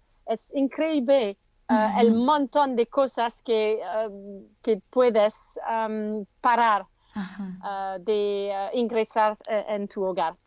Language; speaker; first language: Spanish; non-native, learner; French